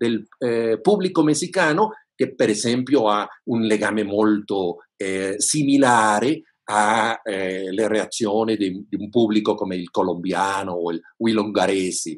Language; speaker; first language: Italian; non-native, fluent; Spanish